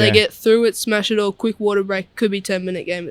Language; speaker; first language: English; native; English